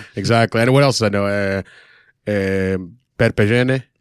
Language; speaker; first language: English; early bilingual, other home language; Italian